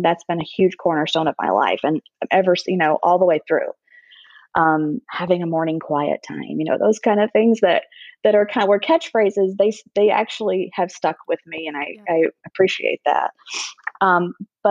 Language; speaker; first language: English; native; English